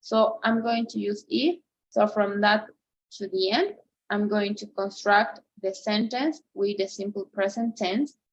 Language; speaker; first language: English; non-native, fluent; Spanish